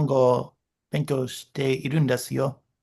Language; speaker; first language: Japanese; non-native, learner; English